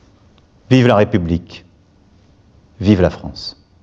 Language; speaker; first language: French; native; French